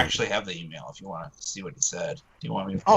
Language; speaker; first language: English; native; English